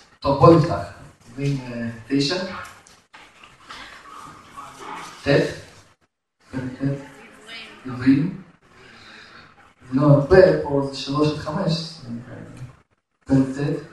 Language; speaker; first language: Hebrew; non-native, fluent; Russian